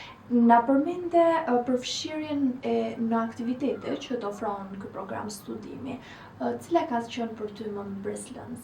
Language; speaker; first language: Albanian; native; Albanian